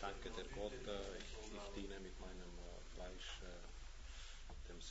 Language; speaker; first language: German; non-native, learner; Hungarian